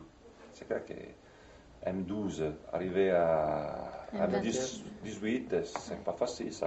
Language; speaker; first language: French; non-native, fluent; Italian